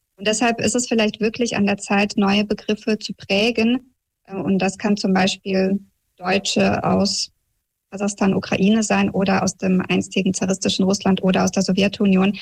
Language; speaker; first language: German; early bilingual, heritage; German